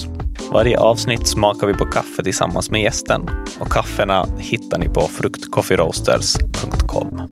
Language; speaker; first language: Swedish; native; Swedish